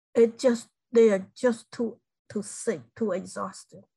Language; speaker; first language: English; non-native, fluent; Khmer